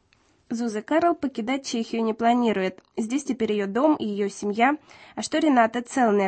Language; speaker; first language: Russian; native; Russian